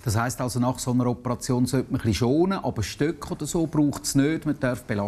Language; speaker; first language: German; native; German